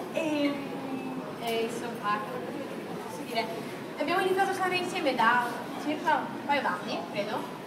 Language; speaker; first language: Italian; native; Italian